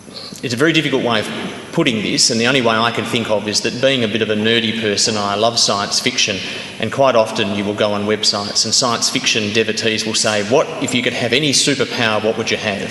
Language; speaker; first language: English; native; English